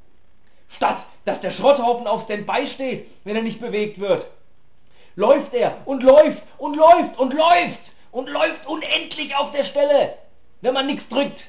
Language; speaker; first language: German; native; German